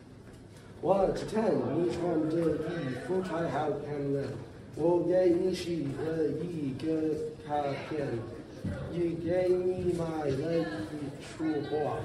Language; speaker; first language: Chinese; non-native, learner; English